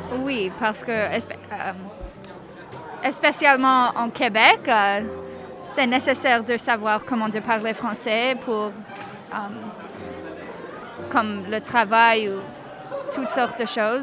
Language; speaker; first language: French; non-native, learner; English